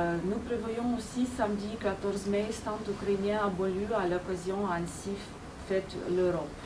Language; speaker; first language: French; non-native, fluent; Ukrainian